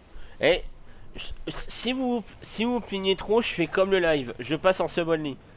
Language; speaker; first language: French; native; French